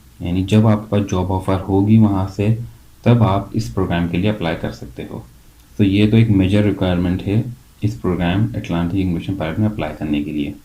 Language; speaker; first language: Hindi; native; Hindi